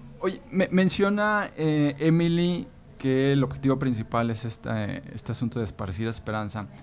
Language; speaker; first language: Spanish; native; Spanish